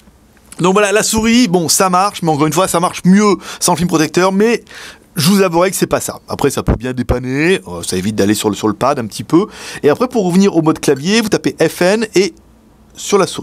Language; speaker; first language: French; native; French